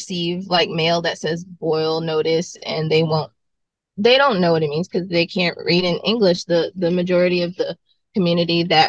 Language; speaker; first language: English; native; English